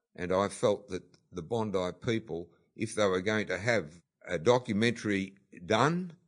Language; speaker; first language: English; native; English